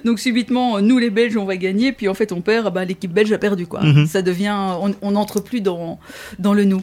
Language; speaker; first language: French; native; French